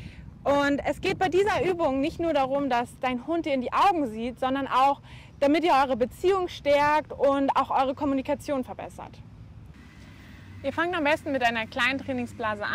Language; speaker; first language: German; native; German